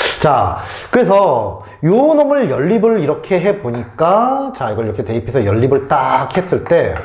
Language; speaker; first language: Korean; native; Korean